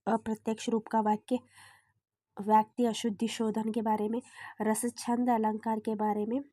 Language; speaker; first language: Hindi; non-native, local second language; Kannada